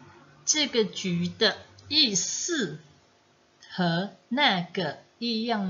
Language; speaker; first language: Chinese; non-native, fluent; Indonesian